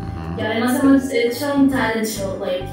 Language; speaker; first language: Spanish; early bilingual, other home language; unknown